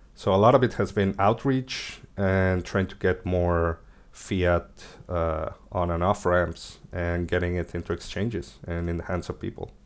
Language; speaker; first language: English; early bilingual, other home language; Spanish